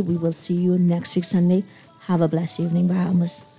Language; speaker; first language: English; native; English